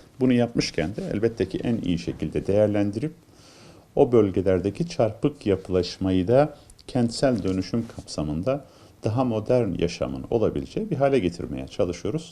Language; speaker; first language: Turkish; native; Turkish